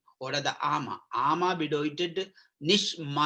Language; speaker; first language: German; non-native, learner; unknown